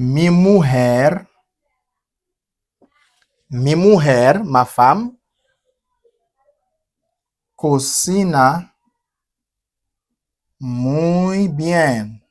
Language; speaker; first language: Spanish; non-native, fluent; Haitian Creole